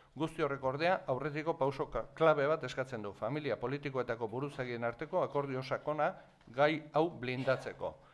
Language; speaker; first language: Basque; native; Basque